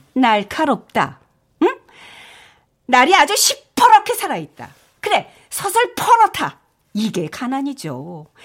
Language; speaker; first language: Korean; native; Korean